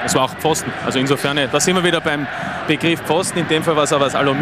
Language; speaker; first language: German; native; German